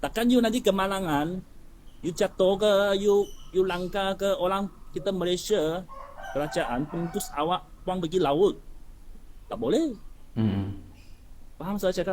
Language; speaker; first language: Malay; non-native, local second language; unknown